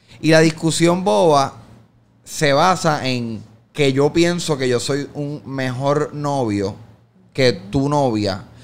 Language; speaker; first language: Spanish; native; Spanish